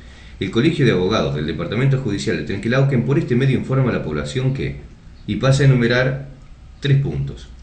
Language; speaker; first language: Spanish; native; Spanish